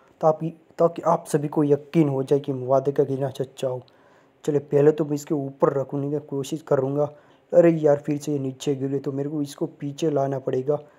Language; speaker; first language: Hindi; non-native, local second language; Gujarati